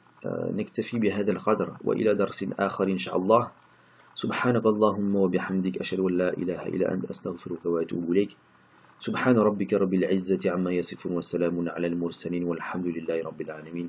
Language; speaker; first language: Arabic; non-native, fluent; French